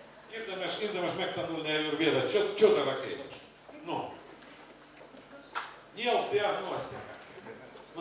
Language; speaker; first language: Hungarian; non-native, learner; Russian